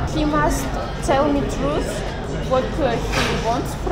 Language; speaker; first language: English; non-native, learner; Russian